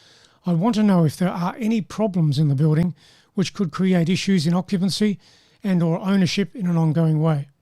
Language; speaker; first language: English; native; English